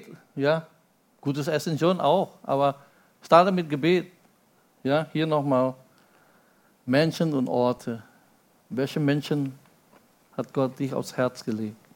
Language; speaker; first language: German; non-native, fluent; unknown